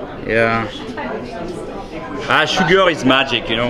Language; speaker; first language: English; non-native, fluent; French